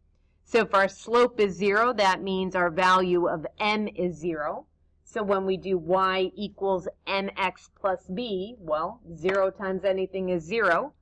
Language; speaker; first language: English; native; English